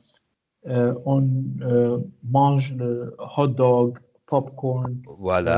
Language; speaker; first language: French; non-native, learner; Arabic